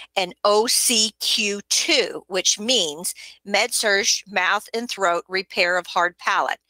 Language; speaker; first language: English; native; English